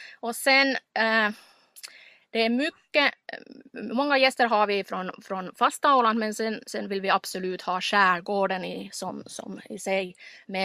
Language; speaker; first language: Swedish; non-native, local second language; Finnish